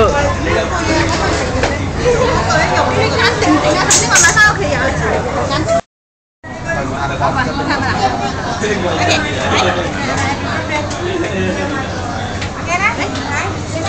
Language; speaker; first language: Chinese; native; Chinese